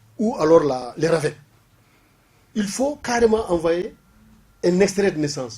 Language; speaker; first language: French; non-native, local second language; Bambara